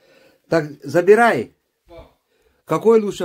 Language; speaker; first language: Russian; non-native, learner; Urdu